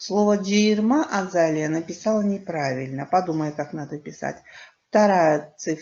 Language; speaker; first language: Russian; non-native, local second language; Kyrgyz